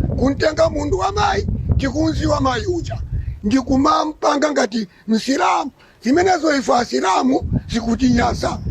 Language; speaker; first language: Nyanja; non-native, local second language; Yao